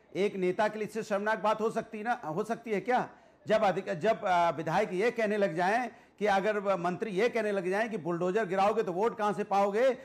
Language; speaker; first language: Hindi; native; Hindi